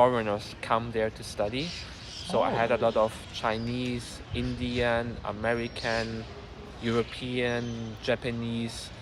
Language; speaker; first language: English; non-native, fluent; German